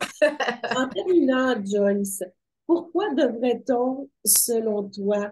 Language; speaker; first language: French; native; French